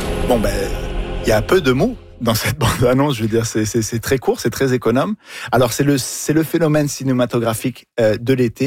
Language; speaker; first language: French; native; French